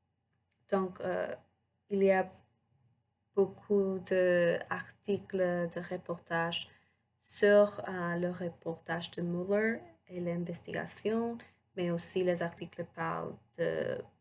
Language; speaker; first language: French; non-native, learner; English